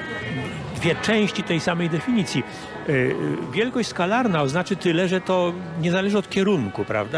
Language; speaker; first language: Polish; native; Polish